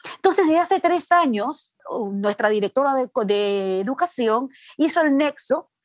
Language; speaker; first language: Spanish; native; Spanish